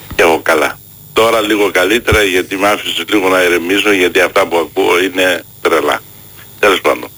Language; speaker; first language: Greek; early bilingual, heritage; Greek